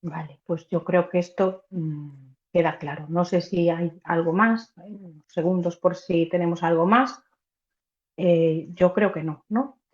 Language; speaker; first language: Spanish; native; Spanish